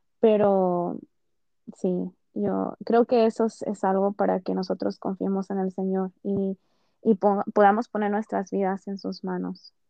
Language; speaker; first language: Spanish; early bilingual, heritage; Spanish